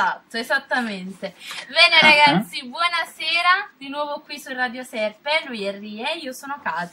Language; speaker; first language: Italian; native; Italian